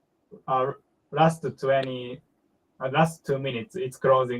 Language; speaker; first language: English; non-native, learner; Japanese